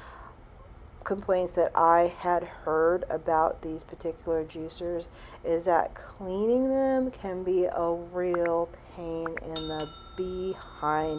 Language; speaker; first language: English; native; English